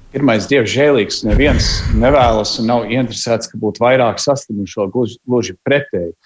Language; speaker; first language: Latvian; early bilingual, heritage; Latvian